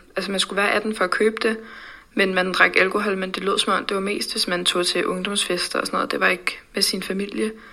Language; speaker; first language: Danish; native; Danish